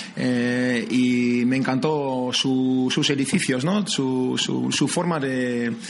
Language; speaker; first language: Spanish; non-native, fluent; Dutch